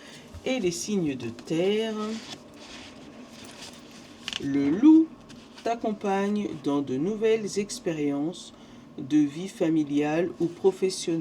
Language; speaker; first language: French; native; French